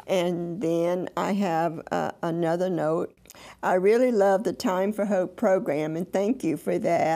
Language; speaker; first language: English; native; English